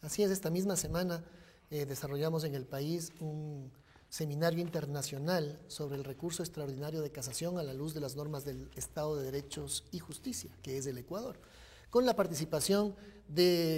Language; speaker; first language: Spanish; native; Spanish